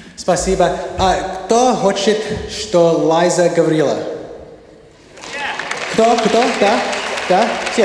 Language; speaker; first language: Russian; non-native, learner; English